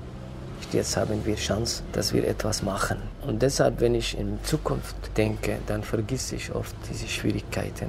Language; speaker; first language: German; non-native, fluent; Kurdish